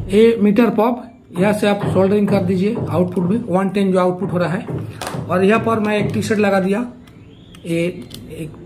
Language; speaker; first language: Hindi; native; Hindi